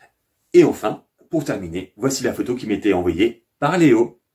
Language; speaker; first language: French; native; French